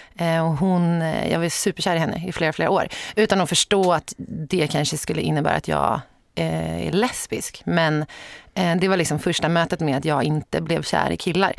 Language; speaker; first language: Swedish; native; Swedish